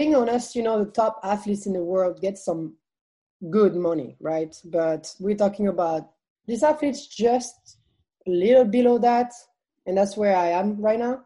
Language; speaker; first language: English; non-native, fluent; French